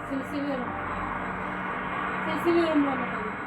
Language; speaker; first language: Turkish; native; Turkish